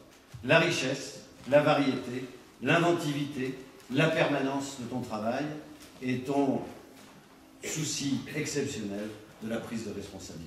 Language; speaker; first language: French; native; French